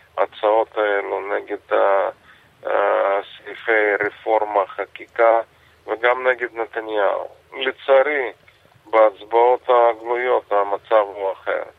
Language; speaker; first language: Hebrew; non-native, fluent; Russian